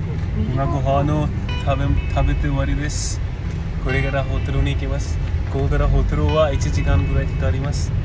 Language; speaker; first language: Japanese; non-native, learner; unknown